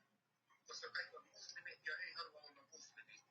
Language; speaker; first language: Finnish; non-native, learner; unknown